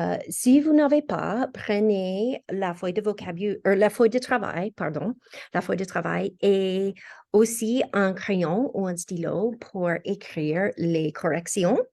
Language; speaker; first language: French; non-native, fluent; English